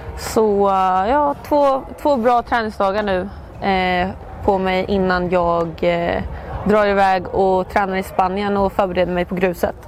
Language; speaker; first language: Swedish; native; Swedish